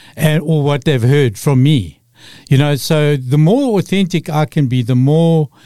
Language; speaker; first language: English; native; English